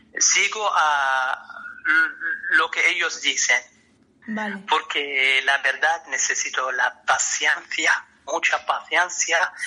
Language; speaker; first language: Spanish; non-native, learner; Arabic